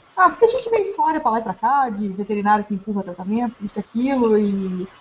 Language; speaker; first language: Portuguese; native; Portuguese